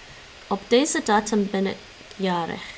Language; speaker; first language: Dutch; non-native, learner; English